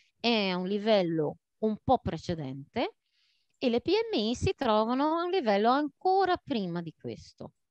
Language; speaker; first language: Italian; non-native, fluent; Maltese